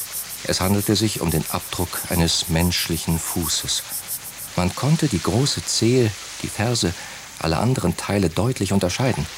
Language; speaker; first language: German; native; German